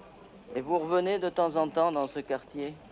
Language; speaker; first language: French; native; French